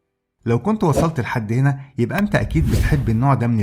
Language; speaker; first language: Arabic; native; Arabic